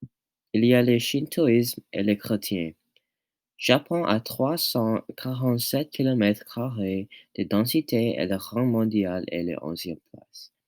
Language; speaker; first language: French; non-native, learner; English